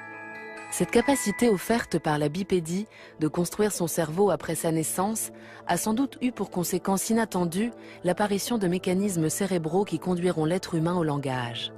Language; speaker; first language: French; native; French